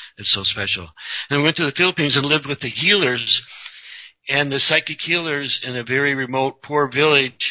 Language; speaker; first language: English; native; English